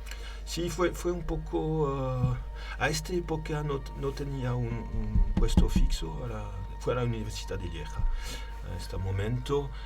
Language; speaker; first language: Spanish; non-native, learner; French